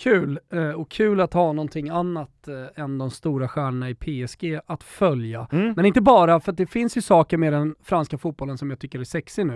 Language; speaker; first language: Swedish; native; Swedish